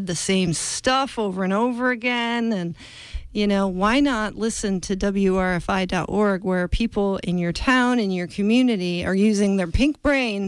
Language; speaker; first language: English; native; English